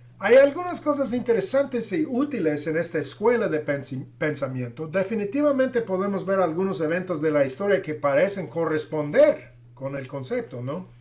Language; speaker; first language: Spanish; non-native, fluent; English